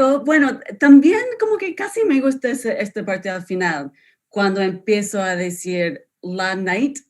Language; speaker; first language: Spanish; non-native, fluent; English